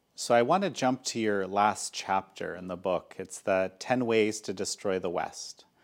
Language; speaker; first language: English; non-native, fluent; Polish